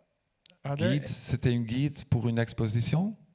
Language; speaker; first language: French; non-native, local second language; Dutch